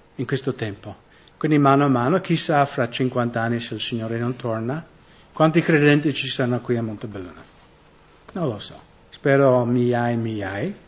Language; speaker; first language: Italian; non-native, fluent; English